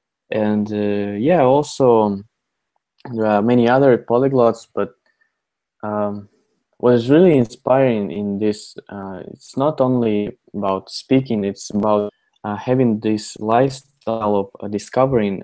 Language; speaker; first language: English; non-native, fluent; Russian